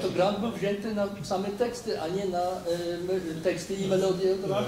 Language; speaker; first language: Polish; native; Polish